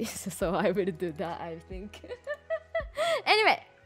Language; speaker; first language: English; non-native, fluent; Japanese